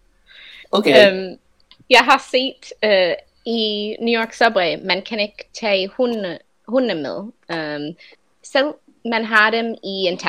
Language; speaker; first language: Danish; non-native, fluent; English